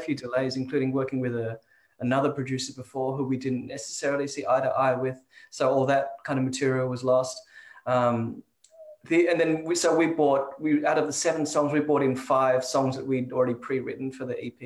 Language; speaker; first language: English; native; English